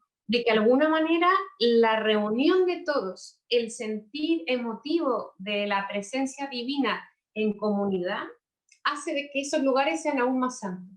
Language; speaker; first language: Spanish; native; Spanish